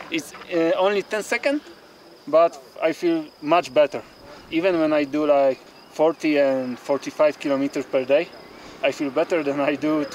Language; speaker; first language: English; non-native, learner; Polish